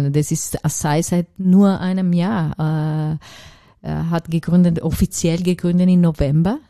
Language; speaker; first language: German; non-native, learner; Italian